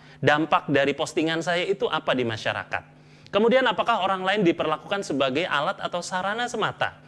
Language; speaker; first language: Indonesian; native; Indonesian